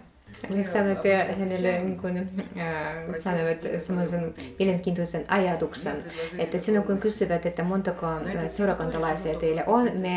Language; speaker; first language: Finnish; non-native, fluent; Russian